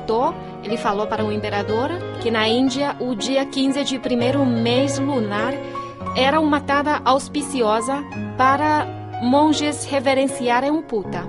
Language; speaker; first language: Portuguese; non-native, fluent; Chinese